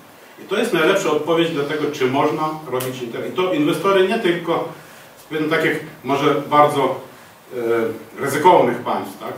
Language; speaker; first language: Polish; non-native, fluent; Ukrainian